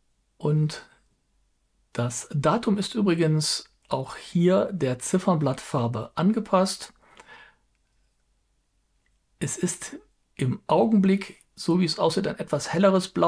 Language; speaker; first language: German; native; German